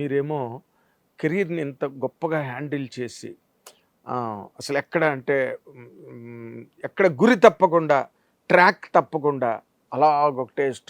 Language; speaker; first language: Telugu; native; Telugu